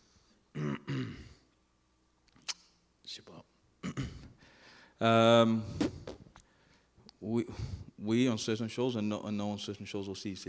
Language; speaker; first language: French; non-native, learner; English